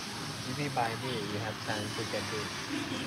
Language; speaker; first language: English; non-native, learner; Thai